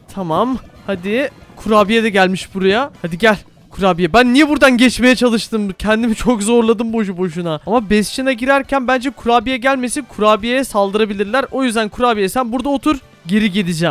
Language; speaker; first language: Turkish; native; Turkish